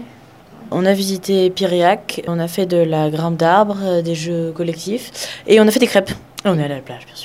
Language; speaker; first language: French; native; French